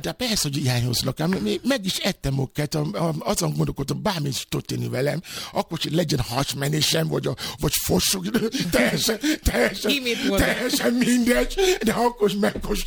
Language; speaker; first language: Hungarian; non-native, fluent; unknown